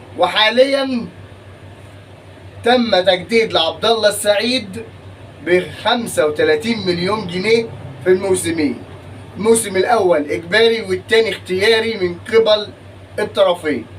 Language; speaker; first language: Arabic; native; Arabic